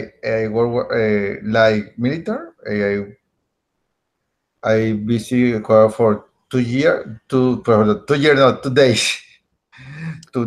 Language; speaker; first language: English; non-native, learner; Spanish